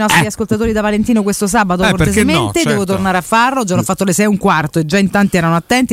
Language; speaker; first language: Italian; native; Italian